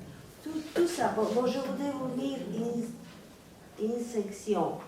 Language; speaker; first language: French; non-native, fluent; Serbian